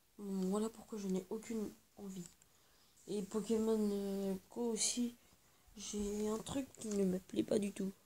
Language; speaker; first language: French; native; French